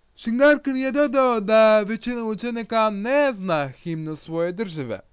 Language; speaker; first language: Croatian; non-native, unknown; Russian